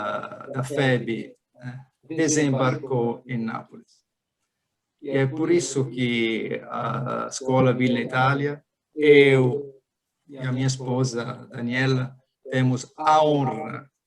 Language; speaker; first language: Portuguese; non-native, fluent; Italian